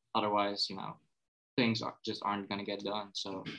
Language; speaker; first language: English; non-native, fluent; Dutch